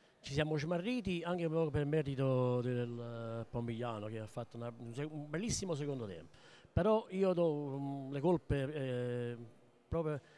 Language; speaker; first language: Italian; native; Italian